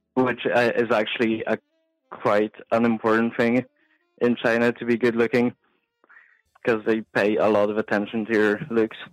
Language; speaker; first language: English; non-native, fluent; Polish